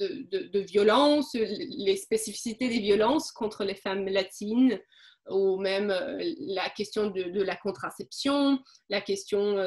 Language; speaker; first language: French; non-native, fluent; Portuguese